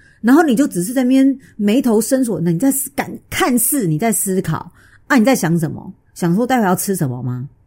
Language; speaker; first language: Chinese; native; Chinese